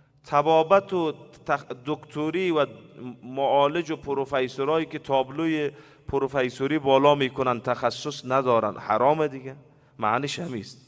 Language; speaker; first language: Persian; native; Persian